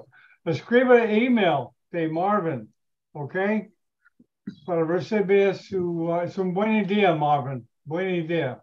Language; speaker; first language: Spanish; non-native, learner; English